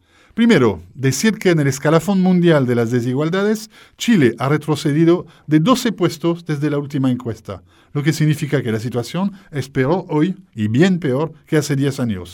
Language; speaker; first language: Spanish; native; Spanish